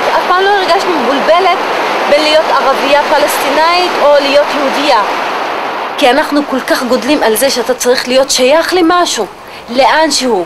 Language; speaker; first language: Hebrew; non-native, local second language; Arabic